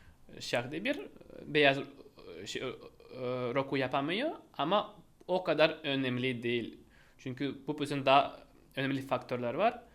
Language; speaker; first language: Turkish; non-native, fluent; Russian